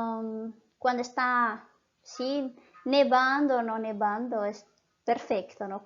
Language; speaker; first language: Spanish; non-native, fluent; Portuguese